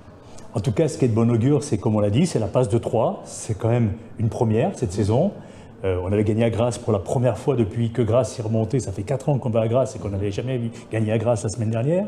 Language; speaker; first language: French; native; French